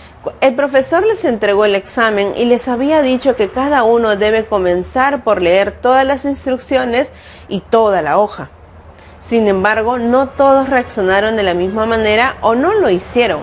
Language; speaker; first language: Spanish; native; Spanish